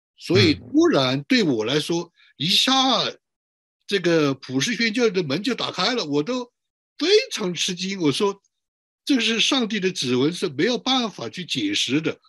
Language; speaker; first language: Chinese; native; Chinese